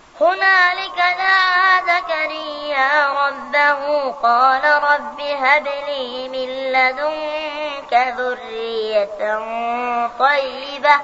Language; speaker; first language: Arabic; native; Arabic